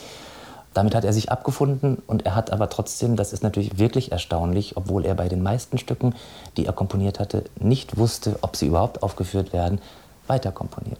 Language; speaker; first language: German; native; German